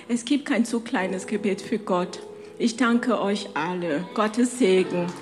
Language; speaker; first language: German; non-native, fluent; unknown